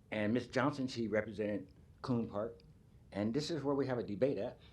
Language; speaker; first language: English; native; English